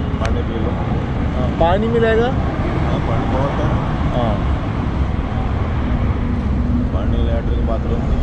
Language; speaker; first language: Hindi; non-native, local second language; Malayalam